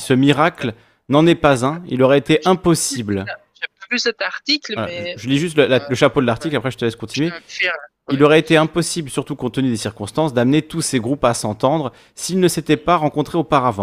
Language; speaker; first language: French; native; French